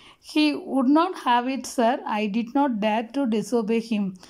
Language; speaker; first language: English; non-native, local second language; Tamil